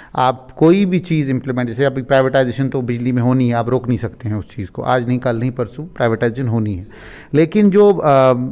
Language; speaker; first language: Hindi; non-native, local second language; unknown